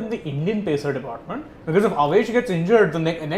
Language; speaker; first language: English; non-native, local second language; Hindi